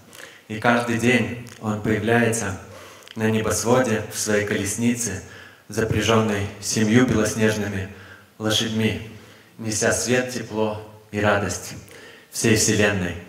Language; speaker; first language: Russian; native; Russian